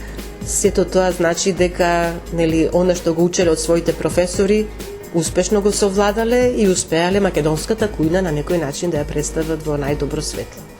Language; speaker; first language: Macedonian; native; Macedonian